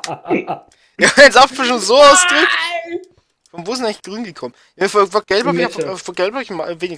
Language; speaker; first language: German; native; German